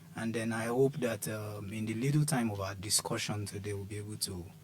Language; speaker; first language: English; non-native, local second language; Yoruba